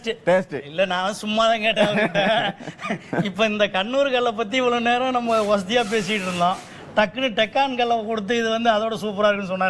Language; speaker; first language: Tamil; native; Tamil